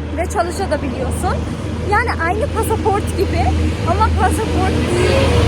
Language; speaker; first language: Turkish; non-native, fluent; Persian